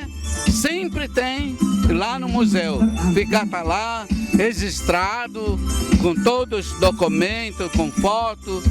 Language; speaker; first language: Portuguese; non-native, local second language; Ticuna